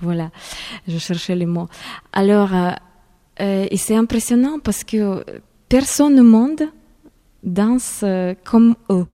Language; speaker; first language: French; non-native, fluent; Ukrainian